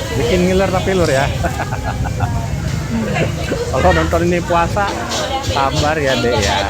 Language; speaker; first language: Indonesian; native; Indonesian